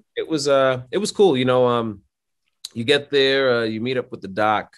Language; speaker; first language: English; native; English